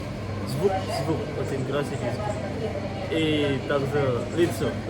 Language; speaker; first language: Russian; non-native, learner; Indonesian